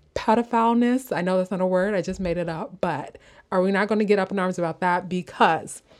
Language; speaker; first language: English; native; English